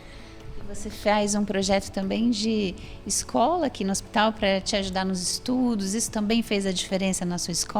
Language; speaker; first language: Portuguese; native; Portuguese